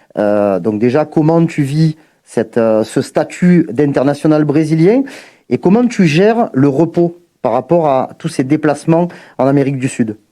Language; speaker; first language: French; native; French